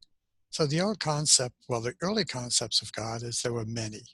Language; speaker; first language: English; native; English